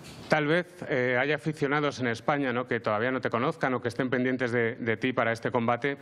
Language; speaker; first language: Spanish; native; Spanish